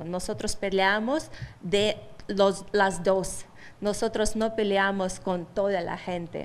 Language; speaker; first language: Spanish; non-native, fluent; Russian